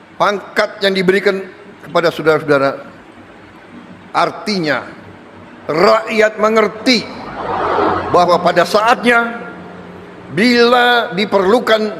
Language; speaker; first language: Indonesian; native; Indonesian